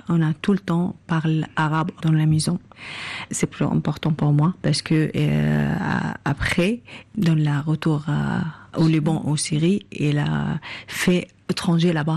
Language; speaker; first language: French; non-native, learner; Arabic